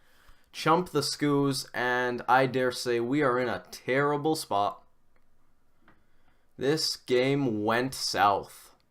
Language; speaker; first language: English; native; English